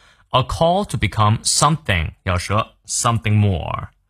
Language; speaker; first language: English; non-native, fluent; Chinese